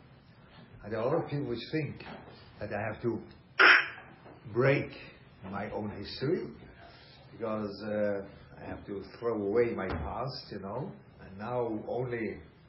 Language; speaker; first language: English; non-native, fluent; German